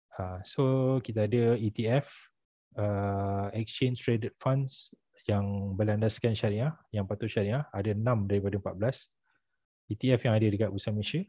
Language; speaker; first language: Malay; native; Malay